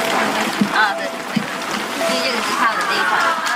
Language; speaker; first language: Chinese; non-native, fluent; Vietnamese